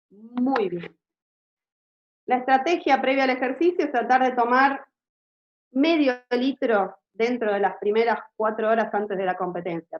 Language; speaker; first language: Spanish; native; Spanish